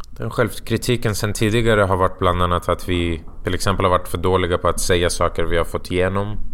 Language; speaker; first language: Swedish; early bilingual, other home language; Persian